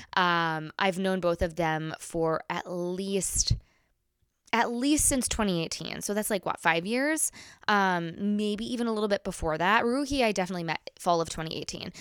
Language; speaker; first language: English; native; English